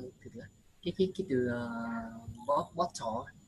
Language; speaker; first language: Vietnamese; native; Vietnamese